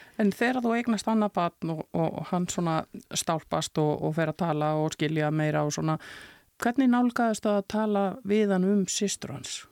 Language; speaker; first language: Icelandic; native; Icelandic